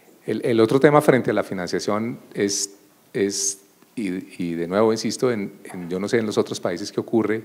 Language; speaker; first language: Spanish; native; Spanish